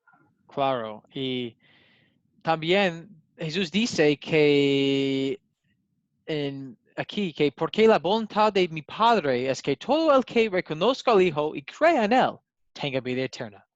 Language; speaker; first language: Spanish; non-native, learner; English